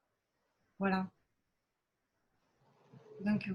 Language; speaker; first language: French; non-native, fluent; Italian